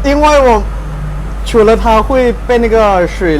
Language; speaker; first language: Chinese; non-native, fluent; Thai